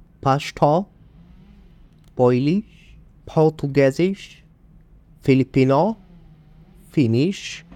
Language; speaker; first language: German; non-native, learner; Hebrew